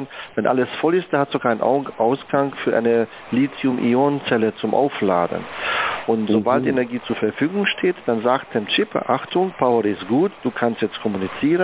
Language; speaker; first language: German; native; German